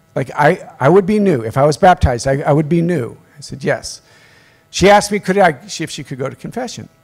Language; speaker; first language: English; native; English